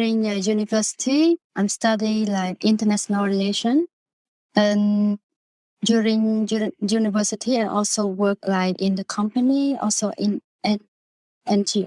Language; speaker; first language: English; non-native, learner; Khmer